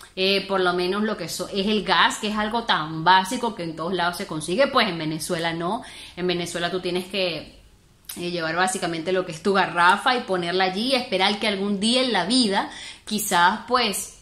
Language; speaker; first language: Spanish; native; Spanish